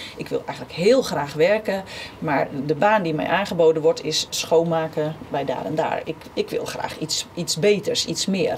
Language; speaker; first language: Dutch; native; Dutch